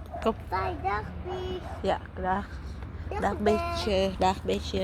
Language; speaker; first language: Dutch; non-native, learner; Thai